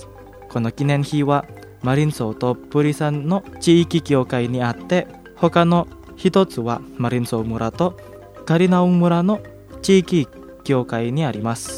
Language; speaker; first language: Japanese; non-native, fluent; Indonesian